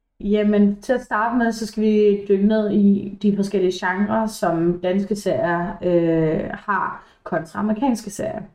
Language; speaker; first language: Danish; early bilingual, other home language; English